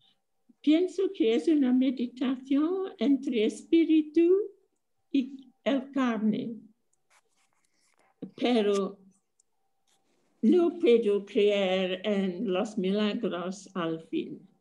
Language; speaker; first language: Spanish; non-native, fluent; English